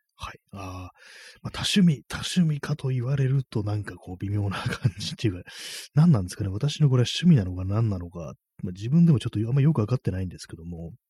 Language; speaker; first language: Japanese; native; Japanese